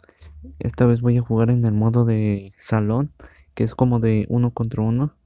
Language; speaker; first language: Spanish; native; Spanish